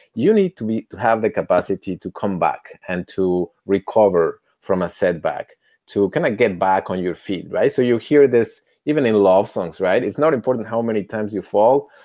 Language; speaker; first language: English; non-native, fluent; Spanish